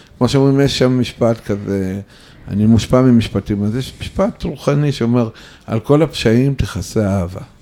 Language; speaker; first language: Hebrew; non-native, fluent; Russian